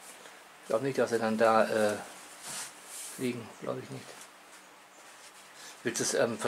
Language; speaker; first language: German; native; German